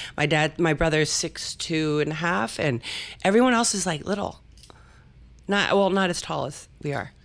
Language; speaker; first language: English; early bilingual, other home language; Spanish